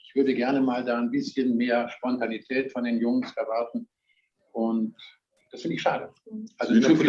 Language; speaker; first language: German; native; German